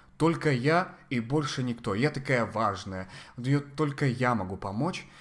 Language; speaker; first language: Russian; non-native, fluent; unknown